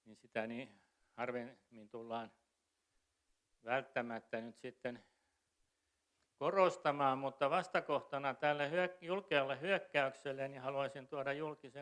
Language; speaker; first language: Finnish; native; Finnish